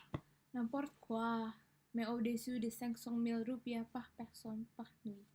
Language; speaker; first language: French; non-native, learner; Indonesian